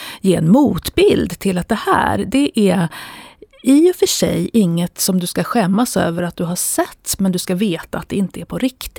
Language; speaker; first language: Swedish; native; Swedish